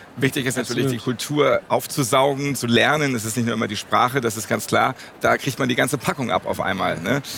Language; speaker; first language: German; native; German